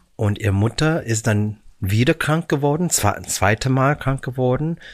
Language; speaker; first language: German; non-native, fluent; English